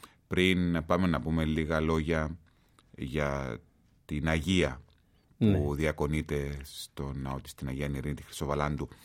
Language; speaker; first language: Greek; native; Greek